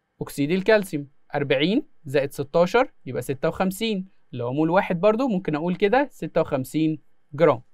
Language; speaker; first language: Arabic; native; Arabic